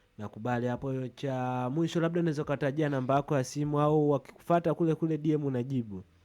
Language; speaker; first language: Swahili; native; Swahili